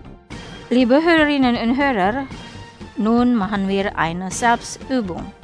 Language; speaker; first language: German; non-native, fluent; Indonesian